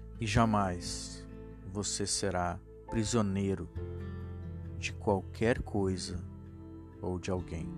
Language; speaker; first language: Portuguese; native; Portuguese